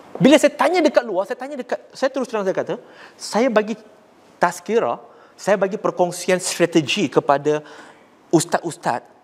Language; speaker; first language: Malay; non-native, local second language; Chinese